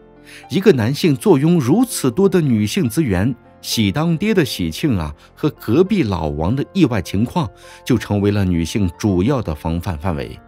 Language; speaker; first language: Chinese; native; Chinese